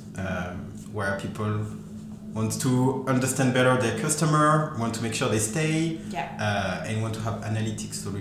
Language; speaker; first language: English; non-native, fluent; French